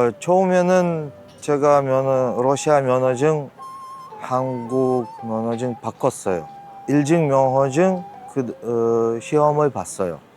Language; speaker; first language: Korean; non-native, learner; Russian